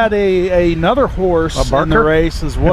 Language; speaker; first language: English; native; English